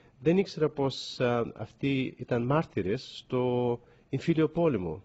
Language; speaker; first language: Greek; early bilingual, other home language; English